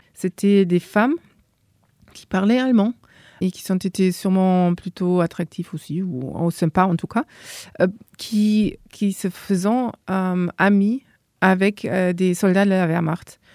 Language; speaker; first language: French; non-native, fluent; German